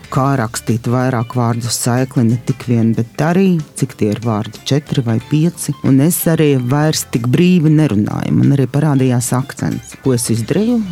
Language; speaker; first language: Latvian; non-native, local second language; Russian